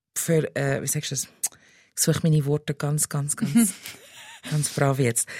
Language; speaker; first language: German; non-native, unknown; English